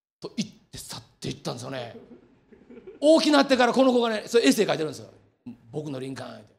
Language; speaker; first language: Japanese; native; Japanese